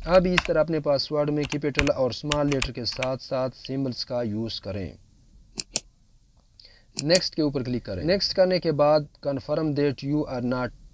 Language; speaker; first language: Urdu; non-native, local second language; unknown